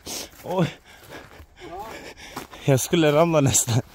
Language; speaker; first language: Swedish; non-native, fluent; Turkish